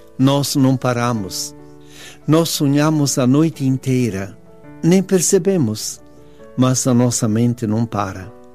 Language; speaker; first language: Portuguese; non-native, fluent; Italian